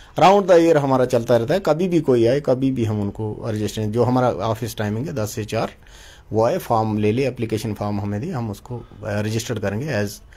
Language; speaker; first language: Hindi; non-native, local second language; Kashmiri